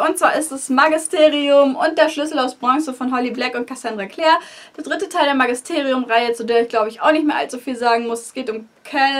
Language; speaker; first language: German; native; German